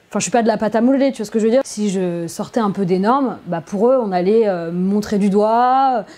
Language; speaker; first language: French; native; French